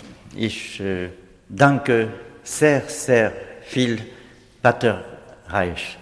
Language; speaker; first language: German; non-native, learner; French